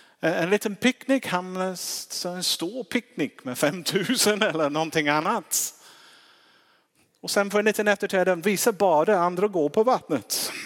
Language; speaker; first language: Swedish; non-native, fluent; English